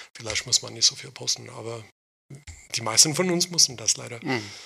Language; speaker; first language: German; non-native, fluent; English